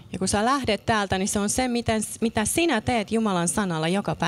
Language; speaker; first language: Finnish; native; Finnish